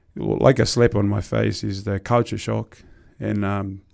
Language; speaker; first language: English; non-native, fluent; Tongan